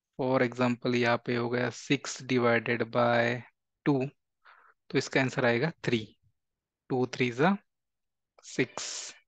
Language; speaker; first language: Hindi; non-native, local second language; Marathi